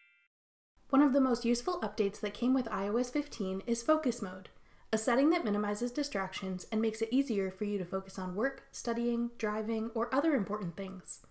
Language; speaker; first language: English; native; English